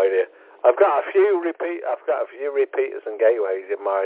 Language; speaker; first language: English; native; English